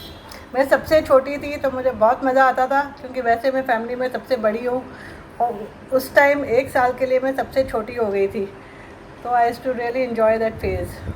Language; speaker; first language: Hindi; native; Hindi